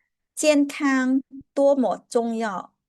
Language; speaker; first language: Chinese; non-native, fluent; Khmer